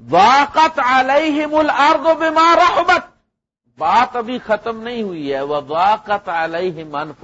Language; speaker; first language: Urdu; non-native, local second language; Punjabi